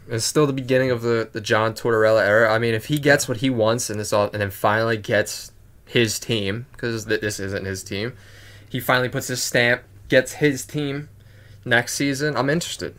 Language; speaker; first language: English; native; English